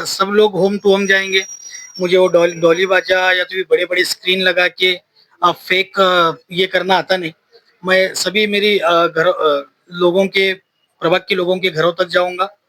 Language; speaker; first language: Hindi; native; Hindi